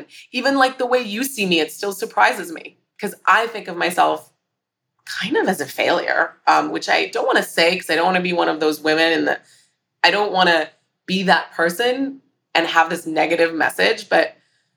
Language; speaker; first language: English; native; English